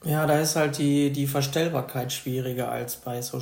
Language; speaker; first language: German; native; German